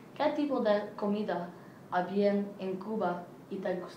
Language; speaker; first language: Spanish; non-native, learner; English